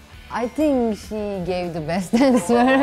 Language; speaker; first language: English; non-native, fluent; Turkish